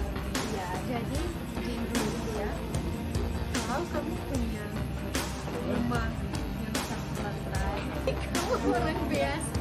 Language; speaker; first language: Indonesian; non-native, fluent; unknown